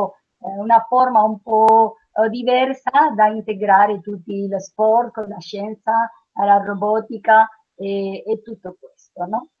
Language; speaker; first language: Italian; non-native, learner; Spanish